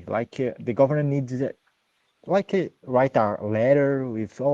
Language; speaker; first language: English; non-native, learner; Portuguese